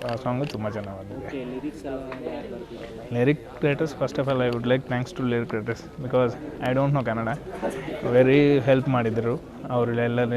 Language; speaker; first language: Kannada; non-native, learner; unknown